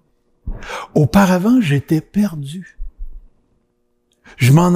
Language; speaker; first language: French; native; French